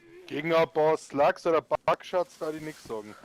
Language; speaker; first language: German; native; German